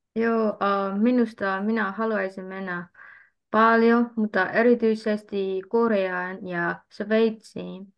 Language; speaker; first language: Finnish; non-native, learner; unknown